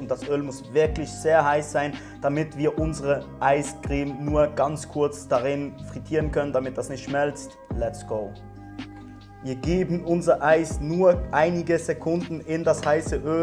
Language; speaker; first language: German; native; German